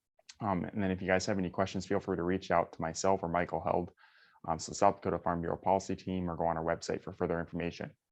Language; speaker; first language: English; native; English